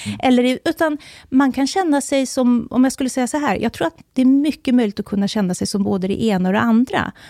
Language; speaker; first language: Swedish; native; Swedish